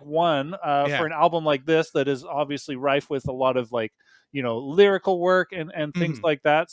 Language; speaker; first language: English; native; English